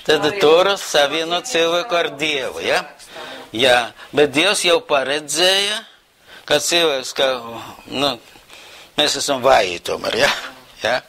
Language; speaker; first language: Latvian; non-native, local second language; Russian